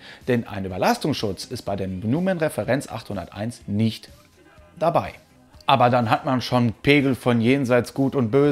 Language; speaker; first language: German; native; German